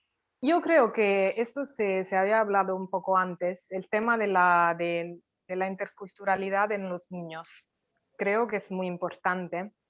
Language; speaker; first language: Spanish; non-native, fluent; Italian